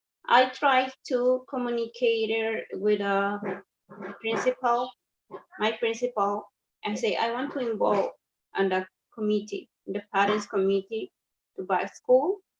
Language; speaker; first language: English; non-native, learner; Spanish